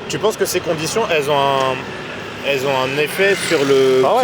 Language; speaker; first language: French; native; French